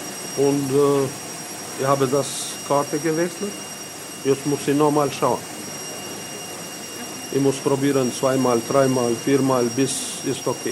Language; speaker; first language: German; non-native, learner; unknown